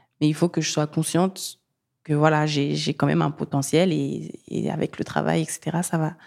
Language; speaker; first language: French; early bilingual, other home language; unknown